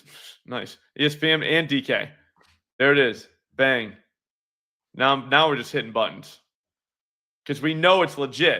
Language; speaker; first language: English; native; English